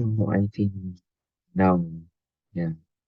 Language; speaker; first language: English; non-native, learner; Vietnamese